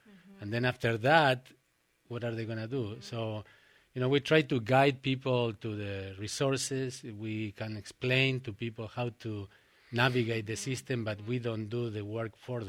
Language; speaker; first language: English; non-native, fluent; Spanish